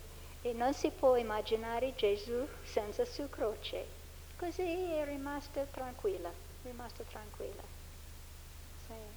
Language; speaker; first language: Italian; non-native, fluent; English